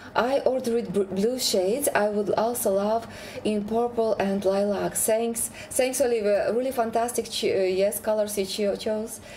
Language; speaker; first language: English; non-native, fluent; Ukrainian